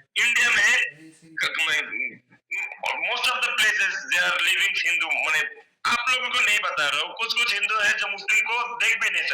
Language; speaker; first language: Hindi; non-native, learner; Bangla